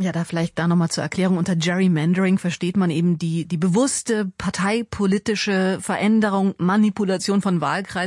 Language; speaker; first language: German; native; German